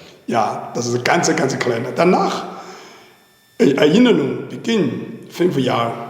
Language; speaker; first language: German; non-native, learner; Chinese